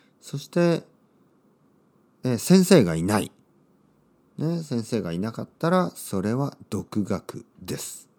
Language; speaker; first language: Japanese; native; Japanese